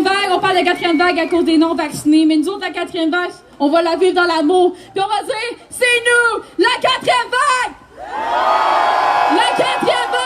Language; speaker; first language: French; native; French